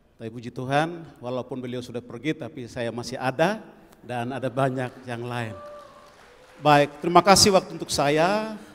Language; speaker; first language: Indonesian; non-native, local second language; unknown